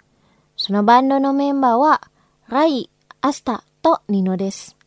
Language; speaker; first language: Japanese; non-native, fluent; Indonesian